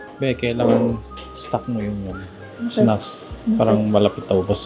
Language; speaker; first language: Korean; native; Korean